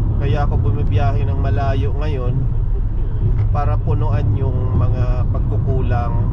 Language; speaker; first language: Filipino; native; Filipino